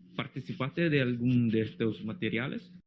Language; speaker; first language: Spanish; non-native, learner; Portuguese